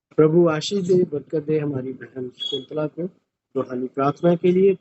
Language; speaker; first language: Hindi; non-native, local second language; Punjabi